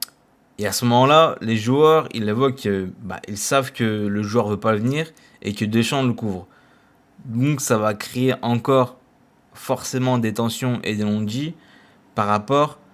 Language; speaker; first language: French; native; French